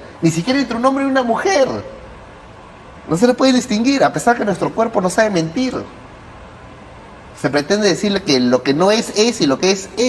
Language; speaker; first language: Spanish; native; Spanish